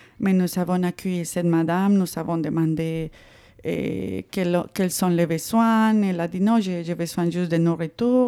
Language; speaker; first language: French; non-native, fluent; Spanish